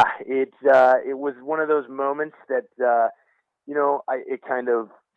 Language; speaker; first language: English; native; English